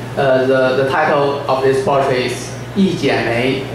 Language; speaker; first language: English; non-native, learner; Chinese